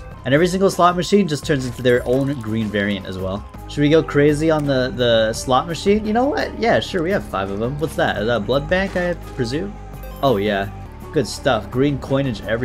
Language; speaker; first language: English; native; English